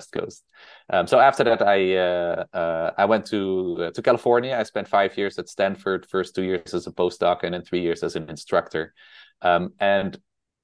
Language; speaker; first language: English; non-native, fluent; Dutch